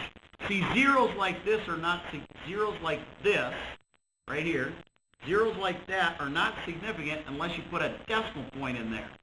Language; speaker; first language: English; native; English